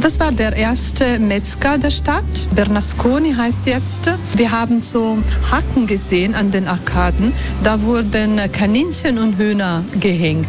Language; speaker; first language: German; non-native, fluent; Italian